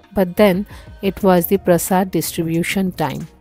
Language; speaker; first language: English; non-native, local second language; Bangla